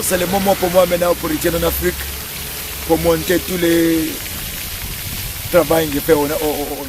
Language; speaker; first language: French; non-native, learner; English